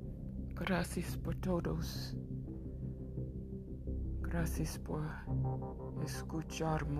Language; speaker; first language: Spanish; non-native, learner; English